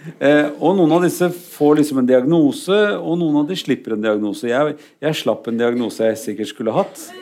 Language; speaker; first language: Norwegian; native; Norwegian